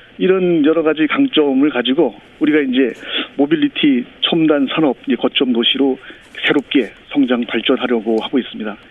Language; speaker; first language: Korean; native; Korean